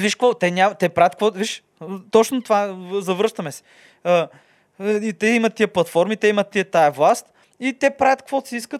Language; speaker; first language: Bulgarian; native; Bulgarian